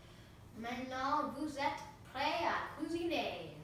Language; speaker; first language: French; non-native, learner; English